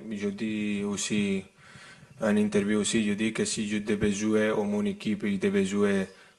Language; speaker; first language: French; non-native, fluent; Spanish